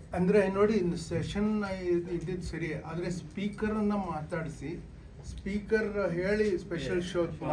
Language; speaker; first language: Kannada; native; Kannada